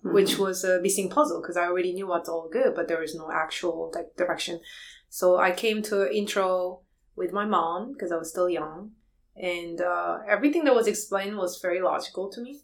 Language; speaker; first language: English; non-native, fluent; Korean